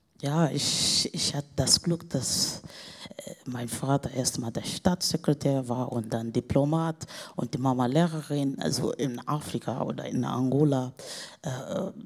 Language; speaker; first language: German; non-native, fluent; Portuguese